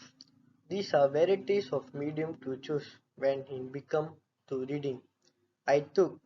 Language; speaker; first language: English; non-native, local second language; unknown